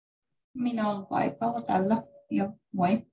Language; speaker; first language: Finnish; non-native, learner; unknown